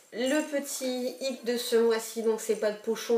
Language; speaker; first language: French; native; French